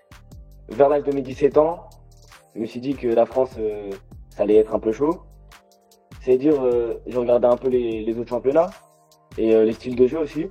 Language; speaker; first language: French; native; French